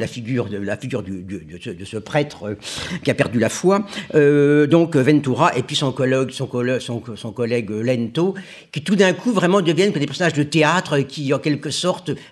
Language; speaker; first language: French; native; French